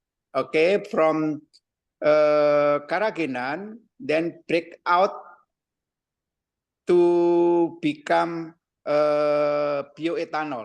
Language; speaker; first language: English; non-native, learner; Indonesian